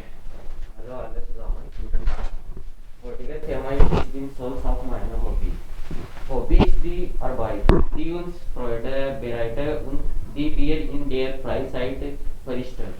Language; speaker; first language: German; non-native, learner; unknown